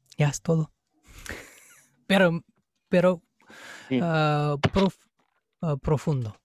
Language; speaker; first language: Spanish; non-native, fluent; English